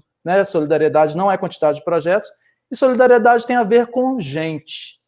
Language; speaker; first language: Portuguese; native; Portuguese